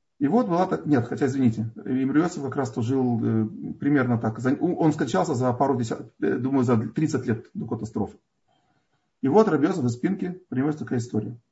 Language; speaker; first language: Russian; native; Russian